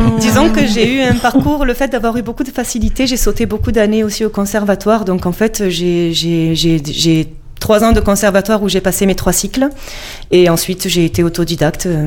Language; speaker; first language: French; native; French